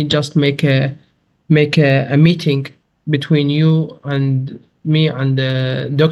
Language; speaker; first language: English; non-native, learner; Arabic